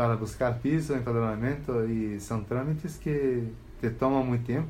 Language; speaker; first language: Spanish; non-native, learner; Portuguese